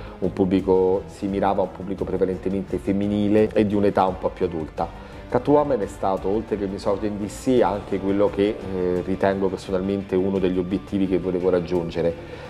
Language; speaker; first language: Italian; native; Italian